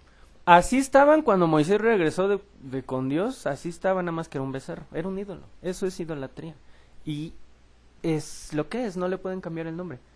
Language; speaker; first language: Spanish; native; Spanish